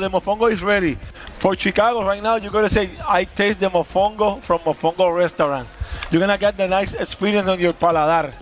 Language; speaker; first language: English; non-native, learner; Spanish